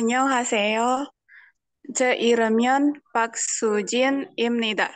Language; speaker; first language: Korean; non-native, learner; Indonesian